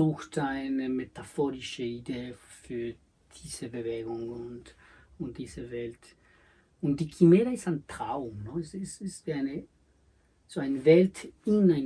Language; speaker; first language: German; non-native, learner; Spanish